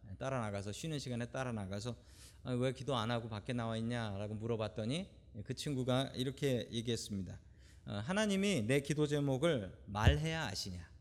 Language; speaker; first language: Korean; native; Korean